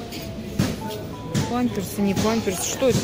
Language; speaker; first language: Russian; native; Russian